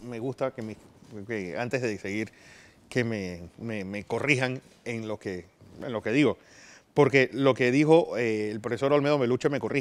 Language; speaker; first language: Spanish; native; Spanish